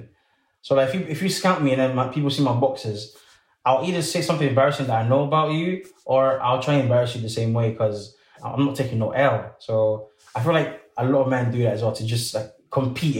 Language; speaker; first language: English; early bilingual, other home language; French